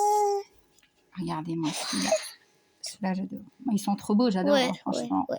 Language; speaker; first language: French; native; French